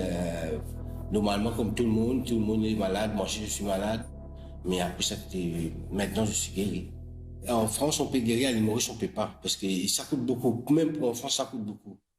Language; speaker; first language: French; non-native, local second language; Morisyen